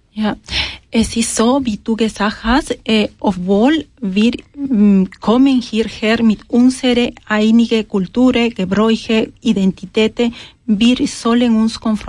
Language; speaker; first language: German; non-native, fluent; Spanish